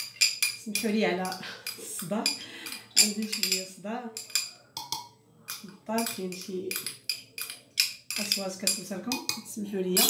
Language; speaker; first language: Arabic; native; Arabic